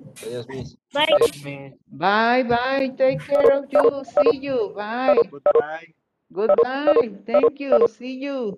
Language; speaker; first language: English; non-native, fluent; Spanish